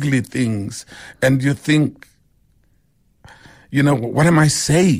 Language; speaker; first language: English; non-native, local second language; Xhosa